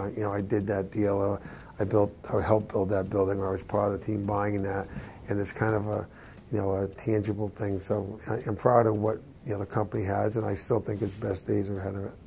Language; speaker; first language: English; native; English